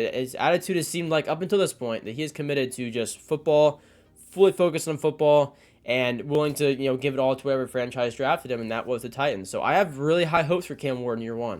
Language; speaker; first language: English; native; English